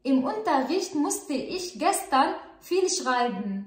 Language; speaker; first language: German; non-native, fluent; Arabic